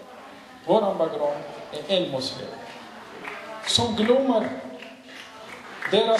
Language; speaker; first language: Swedish; non-native, learner; Arabic